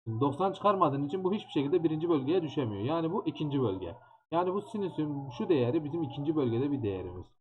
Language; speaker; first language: Turkish; native; Turkish